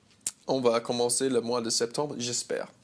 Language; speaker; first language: French; non-native, learner; English